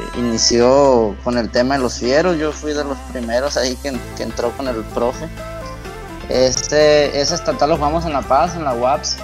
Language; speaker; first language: Spanish; native; Spanish